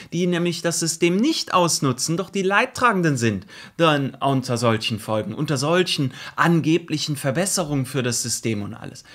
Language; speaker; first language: German; native; German